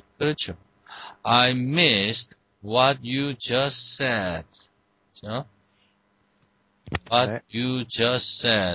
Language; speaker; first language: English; non-native, fluent; Korean